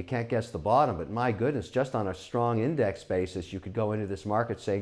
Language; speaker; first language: English; native; English